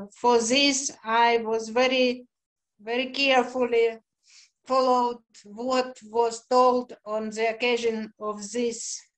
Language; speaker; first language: English; non-native, fluent; Russian